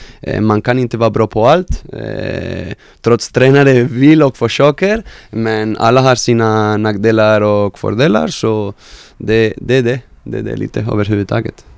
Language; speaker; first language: Swedish; non-native, fluent; Spanish